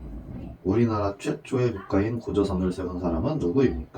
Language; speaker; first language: Korean; native; Korean